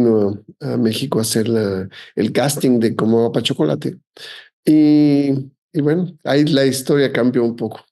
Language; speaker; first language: Spanish; native; Spanish